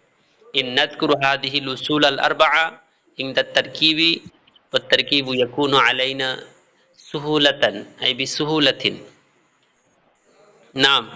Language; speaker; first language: Arabic; non-native, fluent; Bangla